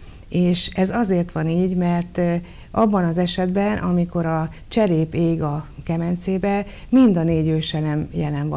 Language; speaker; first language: Hungarian; native; Hungarian